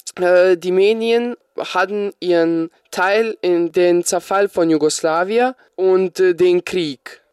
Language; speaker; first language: German; non-native, fluent; Bosnian